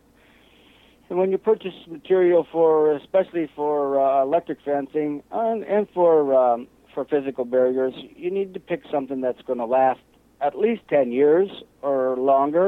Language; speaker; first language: English; native; English